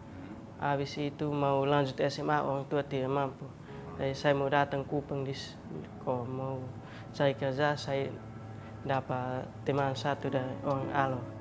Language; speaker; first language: Indonesian; non-native, local second language; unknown